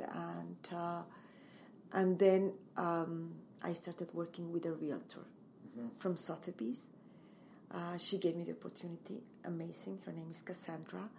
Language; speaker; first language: English; non-native, fluent; Spanish